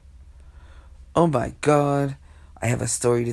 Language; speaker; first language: English; native; English